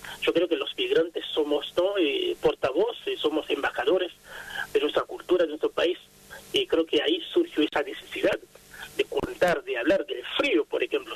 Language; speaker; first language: Spanish; non-native, fluent; Haitian Creole